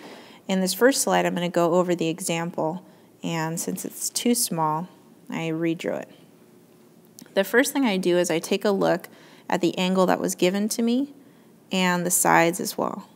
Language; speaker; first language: English; native; English